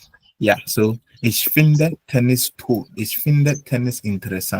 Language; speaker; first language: German; non-native, fluent; Akan